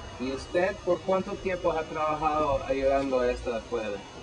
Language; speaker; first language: Spanish; non-native, fluent; English